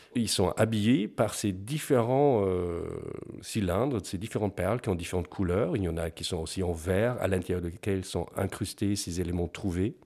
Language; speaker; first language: French; non-native, fluent; German